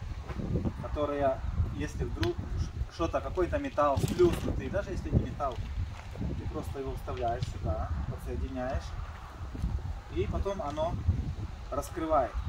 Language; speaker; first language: Russian; native; Russian